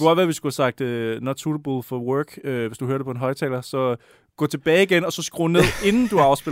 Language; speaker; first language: Danish; native; Danish